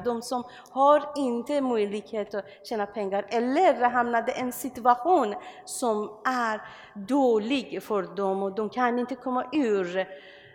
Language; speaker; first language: Swedish; non-native, learner; Persian